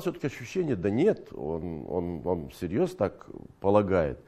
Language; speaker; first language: Russian; native; Russian